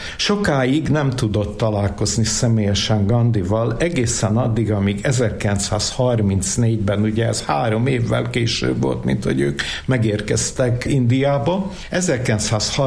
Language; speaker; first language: Hungarian; native; Hungarian